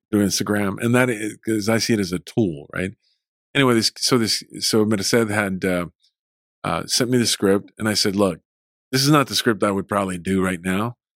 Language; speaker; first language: English; early bilingual, other home language; Spanish